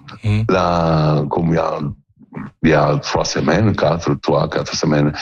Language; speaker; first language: French; non-native, learner; Italian